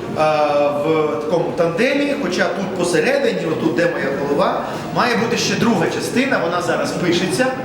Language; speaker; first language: Ukrainian; non-native, local second language; Russian